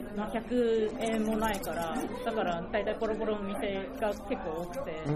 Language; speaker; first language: Japanese; non-native, fluent; Chinese